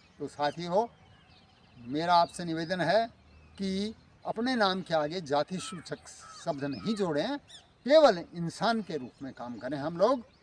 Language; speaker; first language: Hindi; native; Hindi